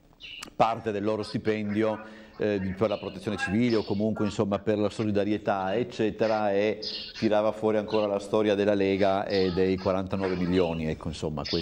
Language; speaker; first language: Italian; native; Italian